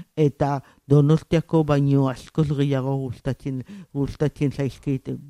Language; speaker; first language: Basque; native; Basque